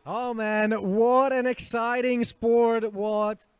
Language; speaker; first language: English; non-native, fluent; German